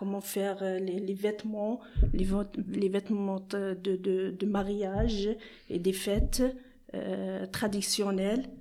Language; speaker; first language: French; non-native, learner; Arabic